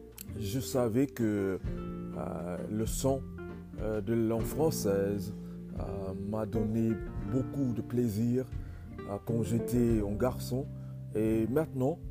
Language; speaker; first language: French; non-native, learner; English